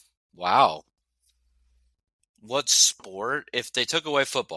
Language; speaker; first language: English; native; English